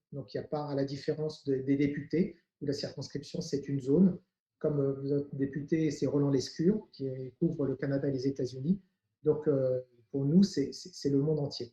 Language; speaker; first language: French; native; French